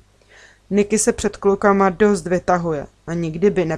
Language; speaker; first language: Czech; native; Czech